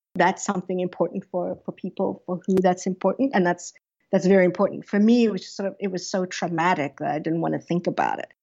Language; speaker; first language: English; native; English